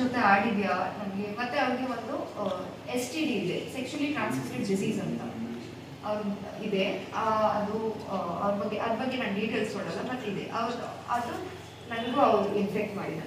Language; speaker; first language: Kannada; non-native, local second language; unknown